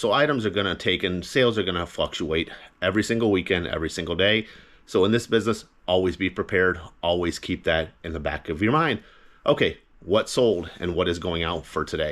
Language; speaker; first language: English; native; English